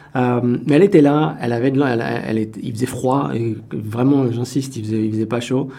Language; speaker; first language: French; native; French